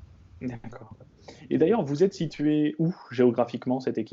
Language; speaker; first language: French; native; French